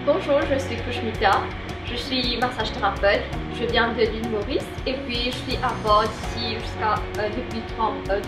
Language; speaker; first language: French; non-native, local second language; Morisyen